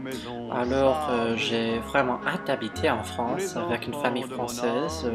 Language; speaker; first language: French; non-native, fluent; English